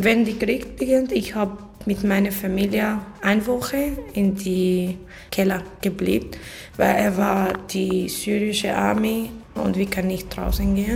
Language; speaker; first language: German; non-native, learner; Arabic